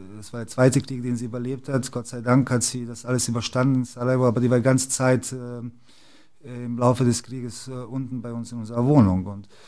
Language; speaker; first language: German; early bilingual, other home language; Serbian